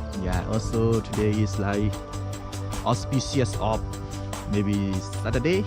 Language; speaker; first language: English; non-native, learner; Khün